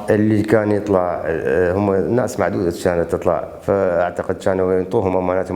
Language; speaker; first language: Arabic; native; Arabic